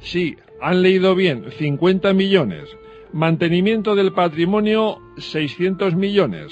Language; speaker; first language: Spanish; native; Spanish